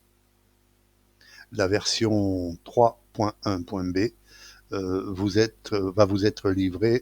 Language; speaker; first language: French; native; French